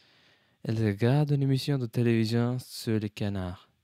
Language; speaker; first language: French; non-native, learner; English